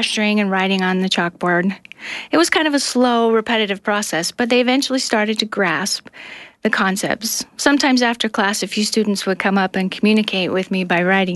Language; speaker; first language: English; non-native, local second language; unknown